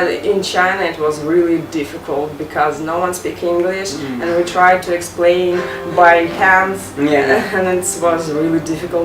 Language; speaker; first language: English; non-native, learner; Russian